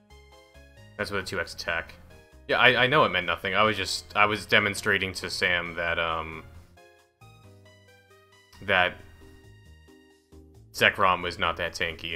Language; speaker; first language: English; native; English